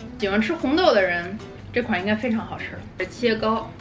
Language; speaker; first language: Chinese; native; Chinese